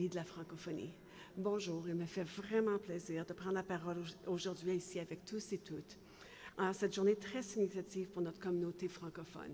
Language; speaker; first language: French; native; French